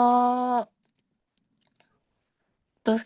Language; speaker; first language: English; non-native, learner; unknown